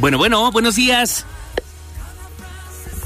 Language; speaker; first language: Spanish; native; Spanish